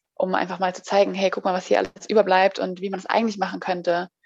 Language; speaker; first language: German; native; German